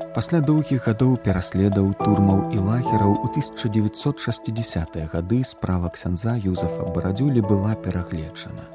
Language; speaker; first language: Belarusian; native; Belarusian